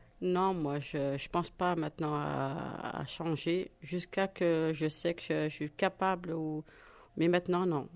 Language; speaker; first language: French; non-native, learner; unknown